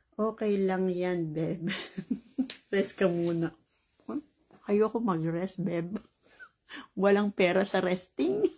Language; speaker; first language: Filipino; native; Filipino